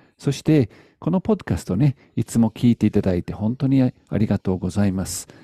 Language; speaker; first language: Japanese; non-native, fluent; English